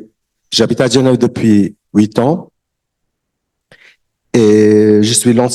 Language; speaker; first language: French; non-native, learner; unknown